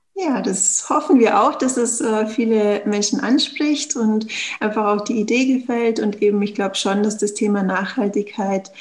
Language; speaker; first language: German; native; German